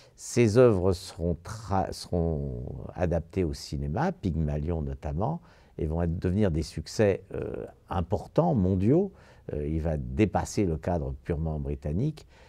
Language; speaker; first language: French; native; French